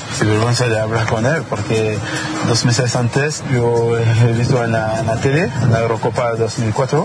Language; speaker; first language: Spanish; non-native, learner; French